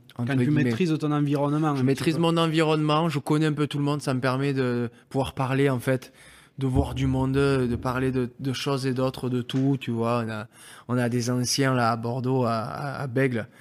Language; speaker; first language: French; native; French